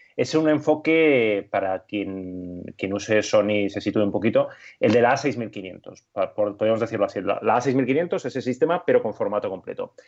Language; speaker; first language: Spanish; native; Spanish